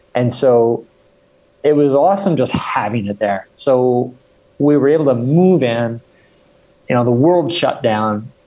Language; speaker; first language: English; native; English